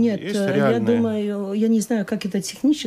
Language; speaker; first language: Russian; non-native, local second language; Latvian